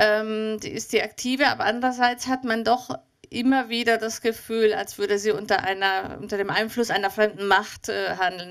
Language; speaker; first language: German; native; German